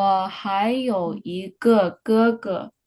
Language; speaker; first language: Chinese; non-native, fluent; English